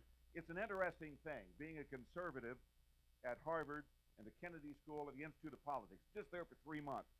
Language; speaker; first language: English; native; English